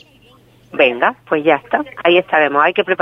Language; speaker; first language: Spanish; native; Spanish